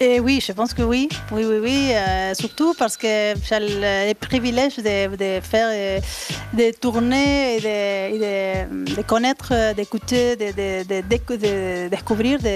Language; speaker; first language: French; non-native, learner; Spanish